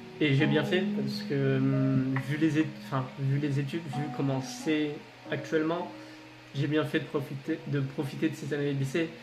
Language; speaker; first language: French; native; French